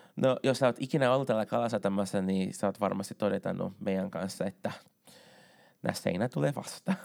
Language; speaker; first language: Finnish; non-native, fluent; Portuguese